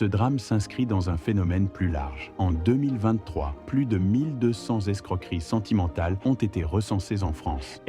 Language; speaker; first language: French; native; French